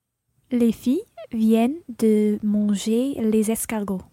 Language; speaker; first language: French; non-native, learner; English